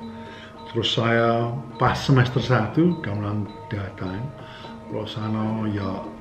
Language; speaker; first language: Indonesian; non-native, fluent; English